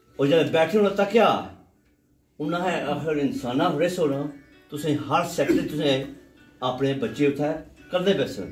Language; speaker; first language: Urdu; non-native, local second language; Punjabi